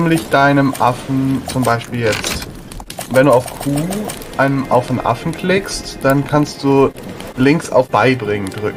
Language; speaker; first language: German; native; German